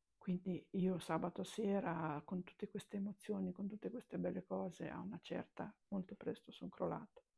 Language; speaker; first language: Italian; non-native, fluent; Romanian